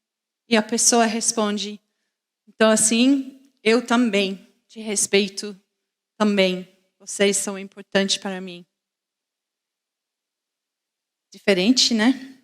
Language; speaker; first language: Portuguese; non-native, fluent; English